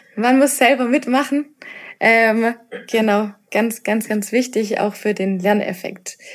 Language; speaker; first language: German; native; German